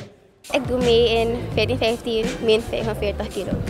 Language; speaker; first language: Dutch; non-native, local second language; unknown